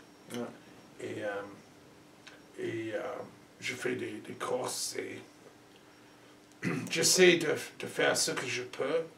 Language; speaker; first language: French; non-native, learner; English